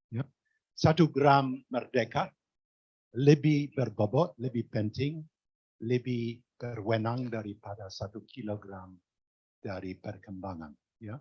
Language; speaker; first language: Indonesian; non-native, fluent; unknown